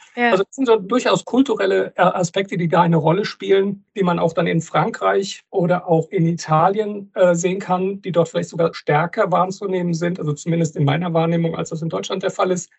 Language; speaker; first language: German; native; German